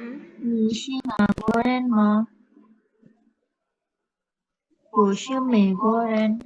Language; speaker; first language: Chinese; non-native, learner; Indonesian